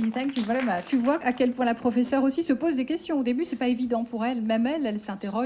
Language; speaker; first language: French; native; French